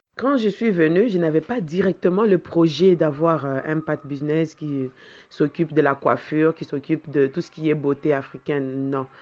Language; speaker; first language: French; non-native, local second language; Lingala